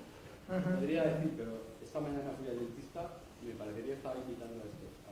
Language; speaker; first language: Spanish; native; Spanish